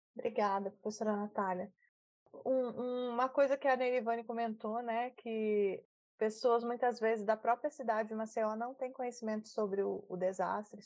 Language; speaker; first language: Portuguese; native; Portuguese